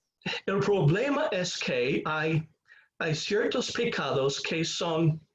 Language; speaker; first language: Spanish; non-native, fluent; English